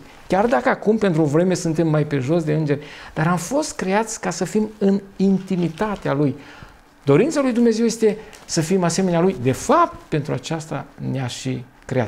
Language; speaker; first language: Romanian; native; Romanian